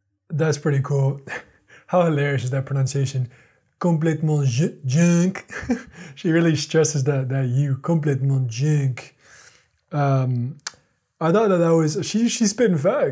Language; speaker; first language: English; native; English